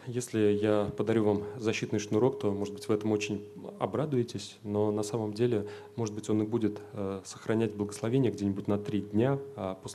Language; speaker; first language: Russian; native; Russian